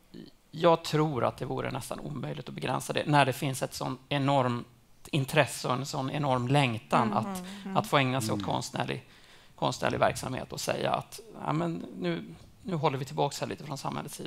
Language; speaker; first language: Swedish; native; Swedish